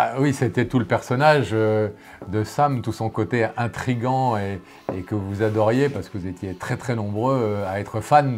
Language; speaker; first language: French; native; French